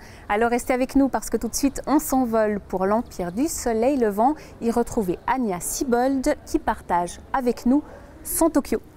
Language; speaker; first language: French; native; French